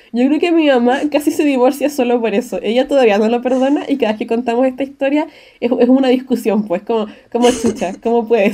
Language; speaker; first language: Spanish; native; Spanish